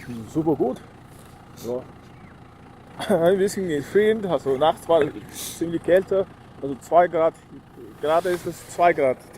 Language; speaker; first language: German; non-native, learner; Mongolian